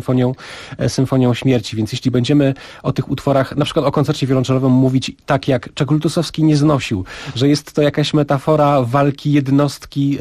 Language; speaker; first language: Polish; native; Polish